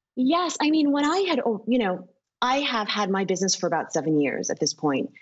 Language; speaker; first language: English; native; English